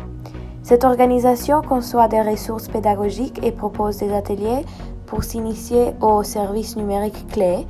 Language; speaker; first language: French; non-native, fluent; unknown